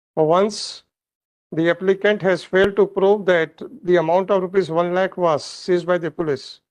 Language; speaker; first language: English; non-native, local second language; Hindi